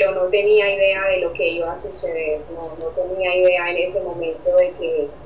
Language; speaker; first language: Spanish; native; Spanish